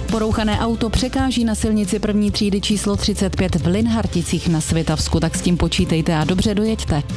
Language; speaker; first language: Czech; native; Czech